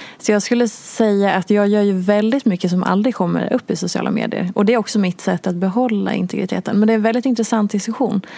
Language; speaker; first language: Swedish; native; Swedish